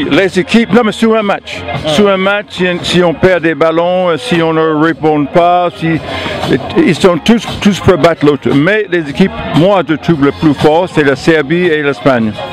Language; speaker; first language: French; non-native, fluent; English